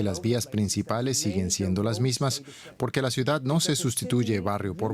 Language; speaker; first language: Spanish; native; Spanish